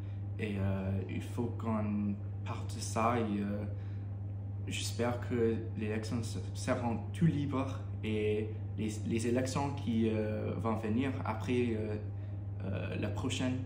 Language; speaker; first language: French; non-native, learner; English